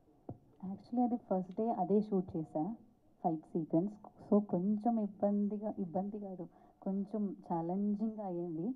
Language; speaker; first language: Telugu; non-native, learner; Malayalam